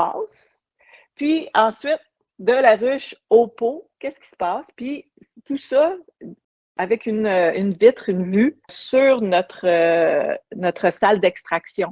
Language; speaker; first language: French; native; French